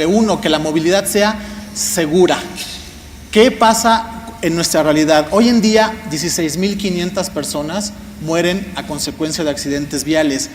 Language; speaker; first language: Spanish; native; Spanish